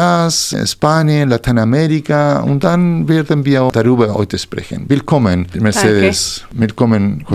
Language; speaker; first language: German; non-native, fluent; Spanish